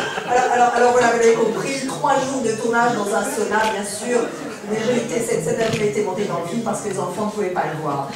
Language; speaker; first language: French; native; French